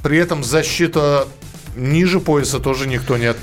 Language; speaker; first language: Russian; native; Russian